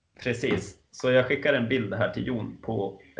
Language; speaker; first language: Swedish; native; Swedish